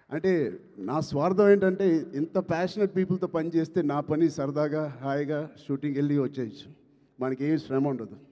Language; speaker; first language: Telugu; native; Telugu